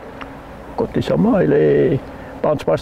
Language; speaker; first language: Nepali; non-native, learner; German